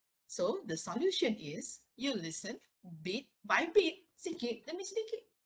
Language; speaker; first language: English; non-native, local second language; Malay